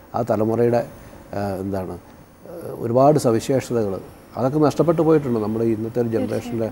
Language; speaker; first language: Malayalam; native; Malayalam